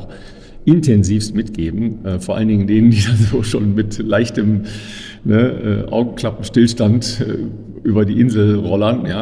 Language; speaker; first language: German; native; German